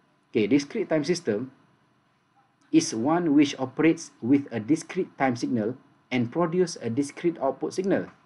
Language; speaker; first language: English; non-native, local second language; Malay